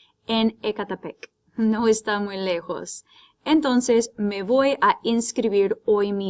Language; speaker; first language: Spanish; non-native, fluent; English